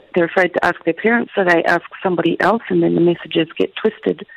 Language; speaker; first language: English; native; English